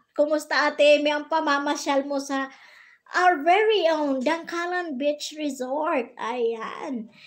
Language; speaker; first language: Filipino; non-native, local second language; Bikol